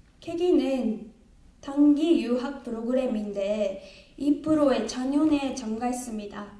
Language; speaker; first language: Korean; non-native, learner; Japanese